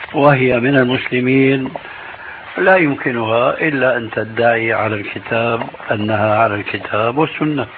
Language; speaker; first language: Arabic; early bilingual, other home language; Albanian